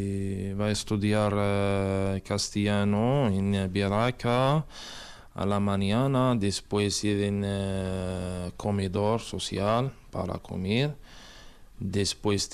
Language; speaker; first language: Spanish; non-native, learner; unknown